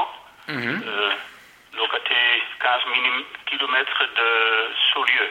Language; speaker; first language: French; non-native, learner; Dutch